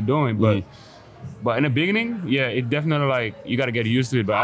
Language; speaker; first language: English; non-native, fluent; Wolof